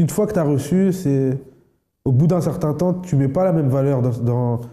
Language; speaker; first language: French; native; French